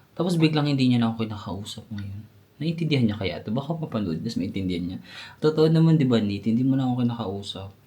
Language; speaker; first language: Filipino; native; Filipino